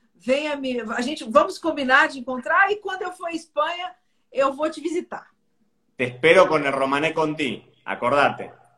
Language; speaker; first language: Spanish; native; Spanish